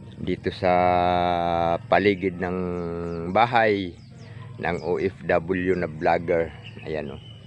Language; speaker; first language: Filipino; non-native, local second language; Cebuano